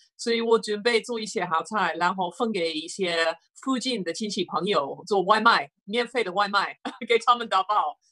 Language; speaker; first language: Chinese; non-native, fluent; English